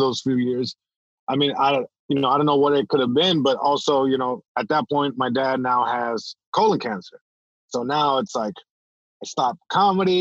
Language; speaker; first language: English; early bilingual, other home language; Spanish